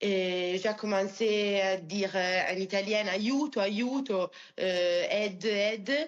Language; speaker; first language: French; non-native, learner; Italian